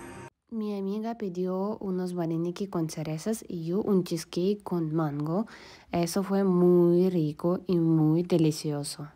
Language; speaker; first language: Spanish; non-native, learner; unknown